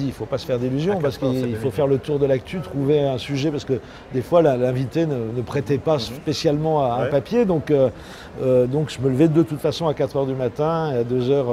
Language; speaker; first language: French; native; French